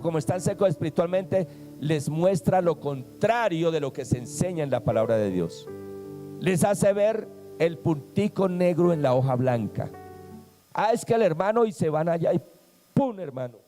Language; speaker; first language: Spanish; native; Spanish